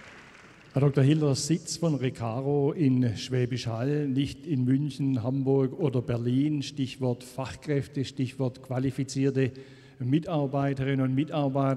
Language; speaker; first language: German; native; German